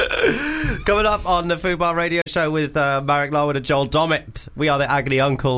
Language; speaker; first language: English; native; English